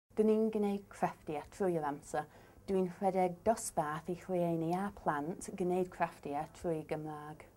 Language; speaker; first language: Welsh; non-native, learner; English